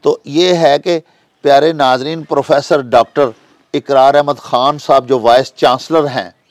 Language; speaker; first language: Urdu; non-native, local second language; Punjabi